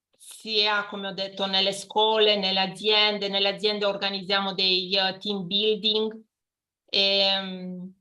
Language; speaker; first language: Italian; non-native, fluent; Polish